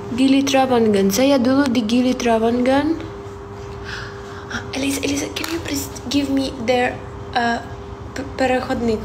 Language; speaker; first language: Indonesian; non-native, learner; Ukrainian